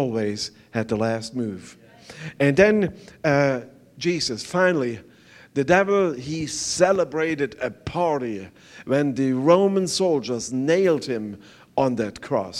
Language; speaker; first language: English; non-native, fluent; German